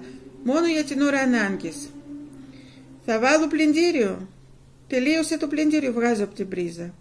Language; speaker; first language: Greek; non-native, fluent; Russian